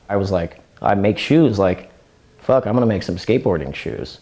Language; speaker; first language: English; native; English